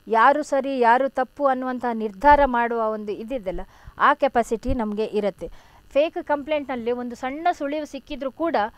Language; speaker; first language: Kannada; non-native, local second language; Tulu